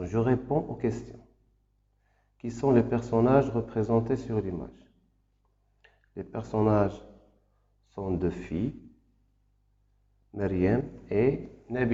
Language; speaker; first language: French; non-native, local second language; Arabic